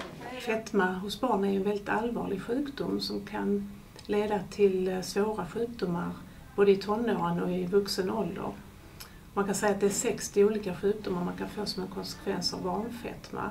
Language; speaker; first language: Swedish; native; Swedish